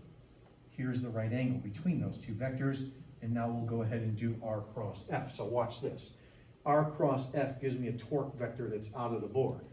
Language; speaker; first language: English; native; English